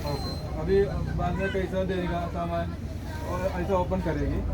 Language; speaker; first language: Hindi; non-native, local second language; Malayalam